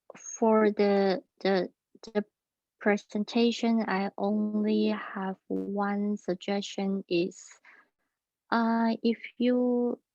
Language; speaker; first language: English; non-native, learner; Chinese